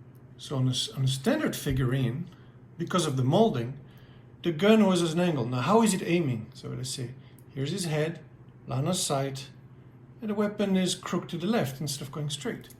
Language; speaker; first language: English; native; English